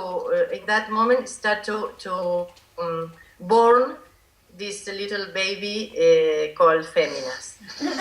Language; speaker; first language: English; non-native, learner; Spanish